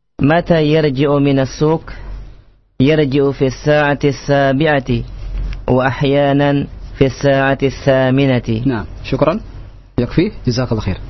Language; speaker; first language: Arabic; non-native, learner; Indonesian